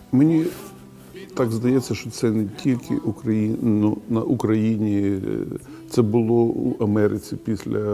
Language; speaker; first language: Ukrainian; non-native, local second language; Russian